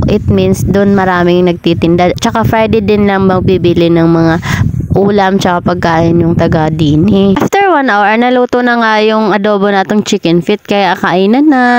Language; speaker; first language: Filipino; non-native, local second language; Cebuano